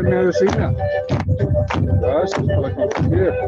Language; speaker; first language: Spanish; non-native, learner; English